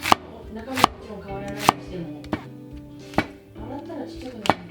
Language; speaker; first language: Japanese; native; Japanese